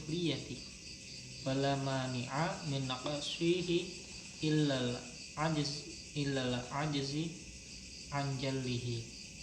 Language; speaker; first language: Arabic; non-native, learner; Indonesian